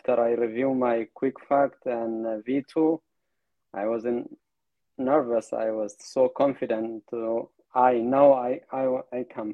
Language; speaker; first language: English; non-native, fluent; Amharic